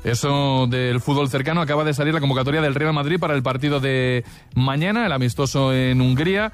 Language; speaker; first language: Spanish; native; Spanish